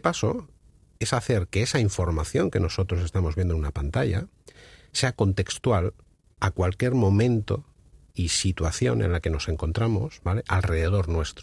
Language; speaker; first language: Spanish; native; Spanish